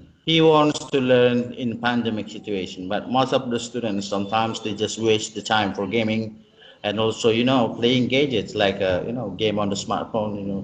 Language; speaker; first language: English; non-native, learner; Indonesian